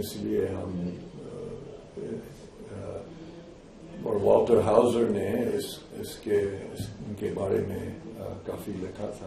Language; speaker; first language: Hindi; non-native, fluent; English